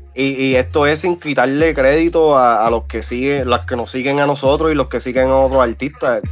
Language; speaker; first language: Spanish; native; Spanish